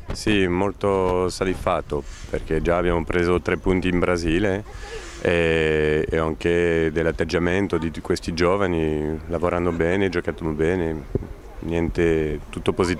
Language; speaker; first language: Italian; non-native, fluent; Polish